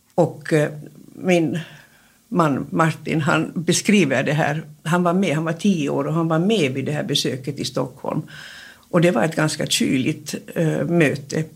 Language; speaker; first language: Swedish; native; Swedish